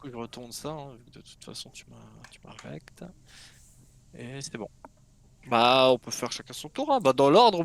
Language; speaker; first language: French; native; French